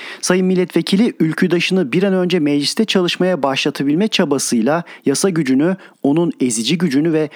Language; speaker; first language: Turkish; native; Turkish